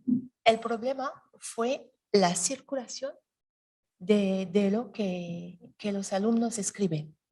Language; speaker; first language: Spanish; non-native, learner; French